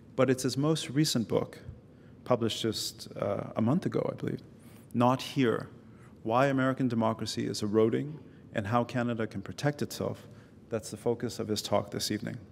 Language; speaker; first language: English; native; English